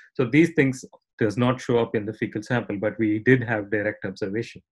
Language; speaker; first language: English; non-native, local second language; Tamil